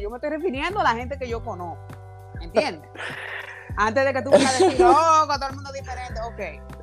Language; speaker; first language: Spanish; early bilingual, heritage; Spanish